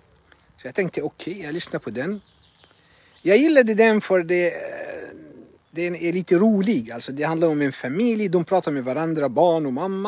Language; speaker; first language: Swedish; non-native, fluent; Arabic